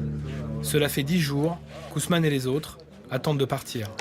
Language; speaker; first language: French; native; French